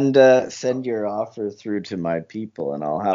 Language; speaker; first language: English; native; English